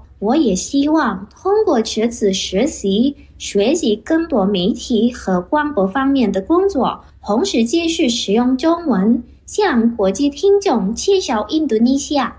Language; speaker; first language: Chinese; non-native, fluent; Indonesian